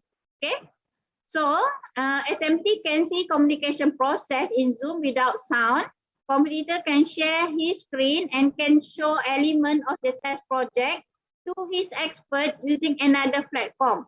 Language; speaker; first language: English; non-native, local second language; Malay